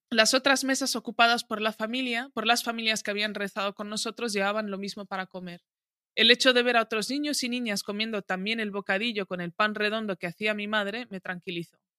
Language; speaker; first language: Spanish; early bilingual, other home language; Arabic